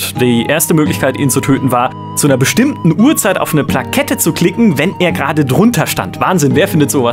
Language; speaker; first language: German; native; German